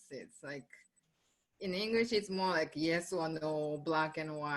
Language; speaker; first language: English; non-native, fluent; Japanese